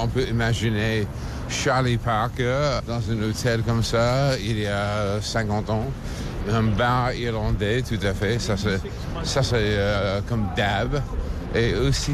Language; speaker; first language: French; non-native, fluent; English